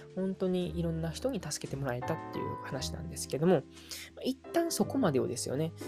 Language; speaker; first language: Japanese; native; Japanese